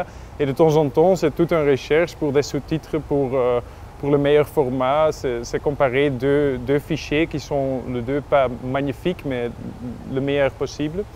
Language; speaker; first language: French; non-native, local second language; Dutch